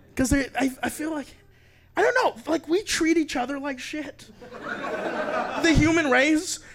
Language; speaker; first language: English; native; English